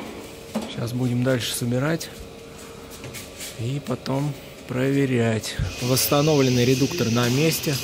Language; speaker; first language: Russian; native; Russian